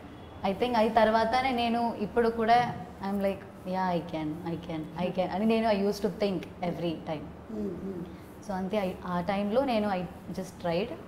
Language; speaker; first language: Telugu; non-native, learner; Malayalam